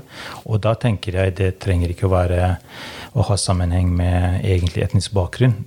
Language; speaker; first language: Norwegian; non-native, fluent; Albanian